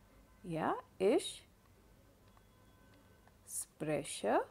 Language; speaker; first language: German; non-native, fluent; Hindi